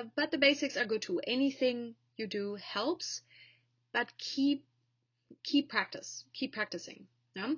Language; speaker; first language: English; non-native, fluent; German